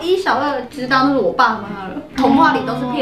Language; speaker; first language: Chinese; native; Chinese